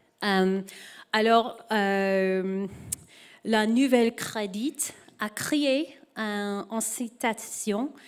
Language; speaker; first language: French; non-native, learner; English